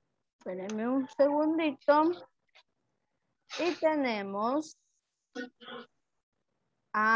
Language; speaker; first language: Spanish; native; Spanish